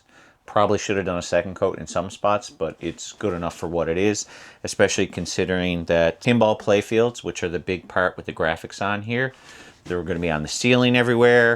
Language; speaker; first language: English; native; English